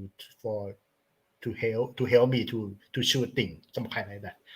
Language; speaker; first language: English; non-native, learner; Thai